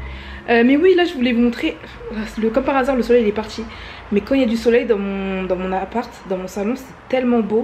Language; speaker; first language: French; native; French